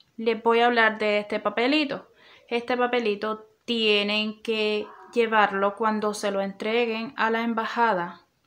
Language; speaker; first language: Spanish; native; Spanish